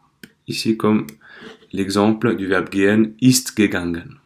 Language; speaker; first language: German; non-native, fluent; French